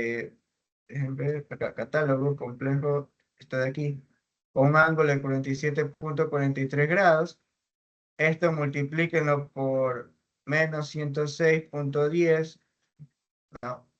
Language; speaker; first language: Spanish; native; Spanish